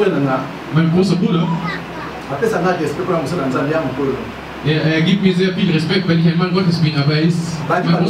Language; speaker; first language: German; non-native, learner; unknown